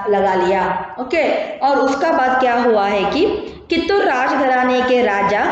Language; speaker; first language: Hindi; non-native, local second language; Kannada